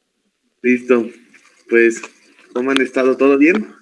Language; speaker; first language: Spanish; native; Spanish